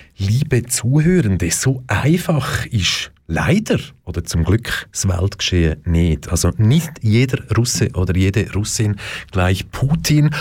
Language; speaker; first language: German; early bilingual, other home language; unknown